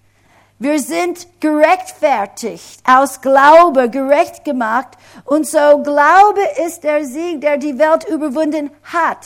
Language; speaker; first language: German; non-native, fluent; English